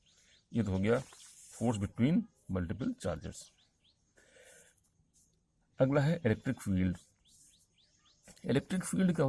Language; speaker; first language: Hindi; native; Hindi